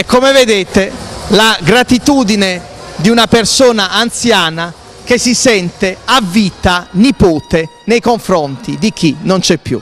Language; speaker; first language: Italian; native; Italian